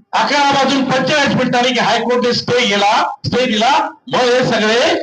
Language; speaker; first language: Marathi; native; Marathi